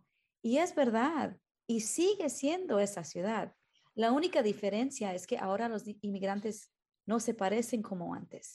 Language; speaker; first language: Spanish; early bilingual, heritage; Spanish